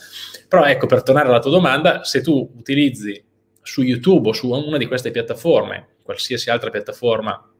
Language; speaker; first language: Italian; native; Italian